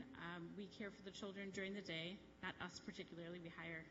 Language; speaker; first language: English; native; English